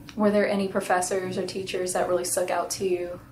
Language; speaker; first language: English; native; English